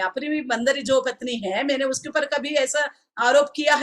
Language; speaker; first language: Hindi; non-native, local second language; Telugu